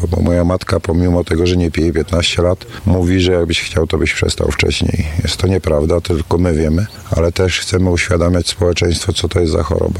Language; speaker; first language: Polish; native; Polish